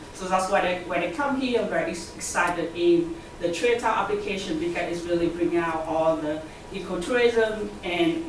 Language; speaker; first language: English; non-native, fluent; Vietnamese